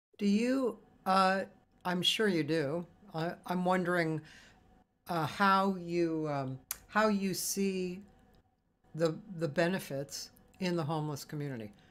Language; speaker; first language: English; native; English